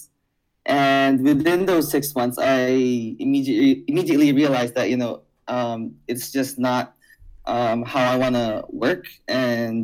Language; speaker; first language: English; non-native, local second language; Hiligaynon